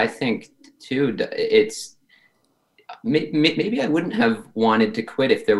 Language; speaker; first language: English; native; English